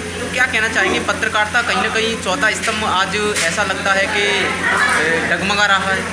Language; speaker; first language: Hindi; native; Hindi